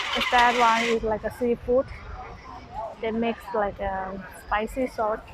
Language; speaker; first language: English; non-native, learner; Thai